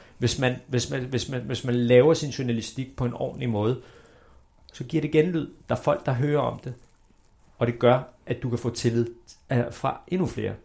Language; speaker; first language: Danish; early bilingual, other home language; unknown